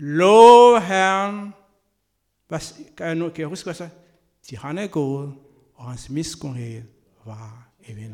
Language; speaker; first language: Danish; non-native, fluent; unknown